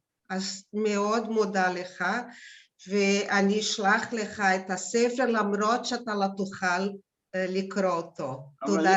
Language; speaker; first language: Hebrew; non-native, fluent; Portuguese